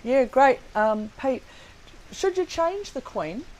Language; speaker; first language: English; native; English